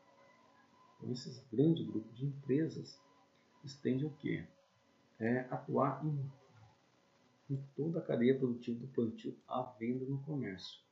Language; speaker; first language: Portuguese; native; Portuguese